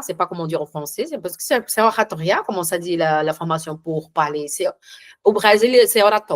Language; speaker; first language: French; non-native, learner; Portuguese